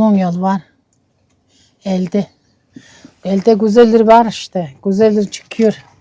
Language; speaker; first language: Turkish; non-native, learner; Mongolian